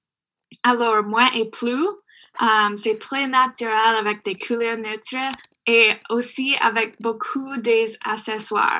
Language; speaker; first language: French; non-native, learner; English